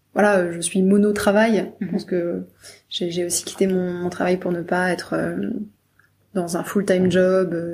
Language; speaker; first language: French; native; French